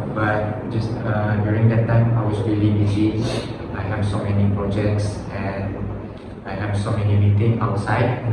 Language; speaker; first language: English; non-native, fluent; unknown